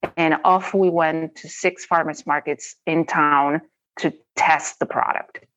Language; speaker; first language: English; non-native, fluent; Spanish